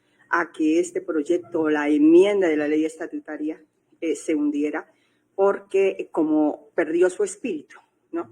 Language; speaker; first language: Spanish; native; Spanish